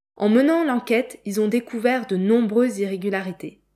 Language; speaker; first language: French; native; French